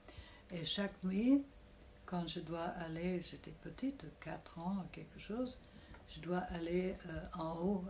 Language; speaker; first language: French; non-native, fluent; English